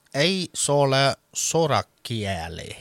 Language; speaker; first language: Finnish; non-native, learner; Norwegian